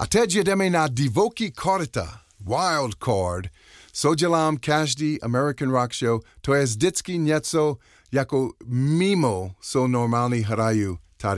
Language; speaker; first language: Czech; non-native, fluent; English